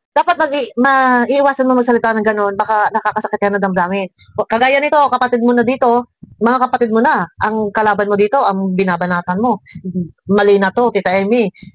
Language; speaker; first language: Filipino; native; Filipino